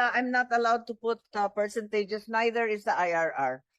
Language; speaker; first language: English; non-native, local second language; Filipino